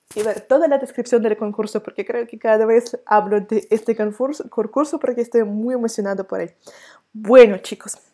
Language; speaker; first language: Spanish; non-native, fluent; Russian